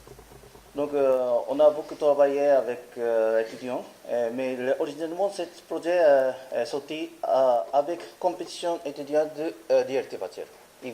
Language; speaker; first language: French; non-native, learner; Japanese